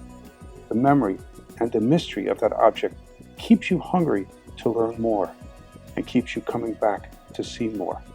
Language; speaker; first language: English; native; English